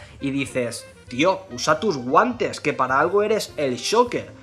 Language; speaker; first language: Spanish; native; Spanish